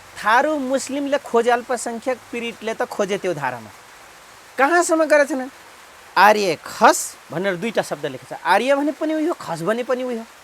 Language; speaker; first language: Nepali; non-native, local second language; Rana Tharu